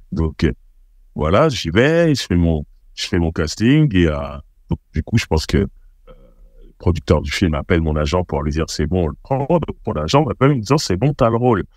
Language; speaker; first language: French; native; French